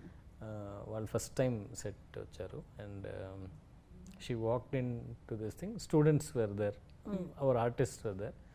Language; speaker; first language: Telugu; non-native, learner; Tamil